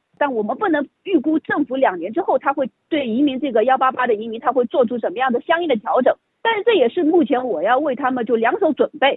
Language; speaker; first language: Chinese; native; Chinese